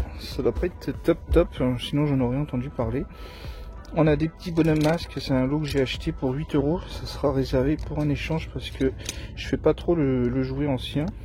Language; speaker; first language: French; native; French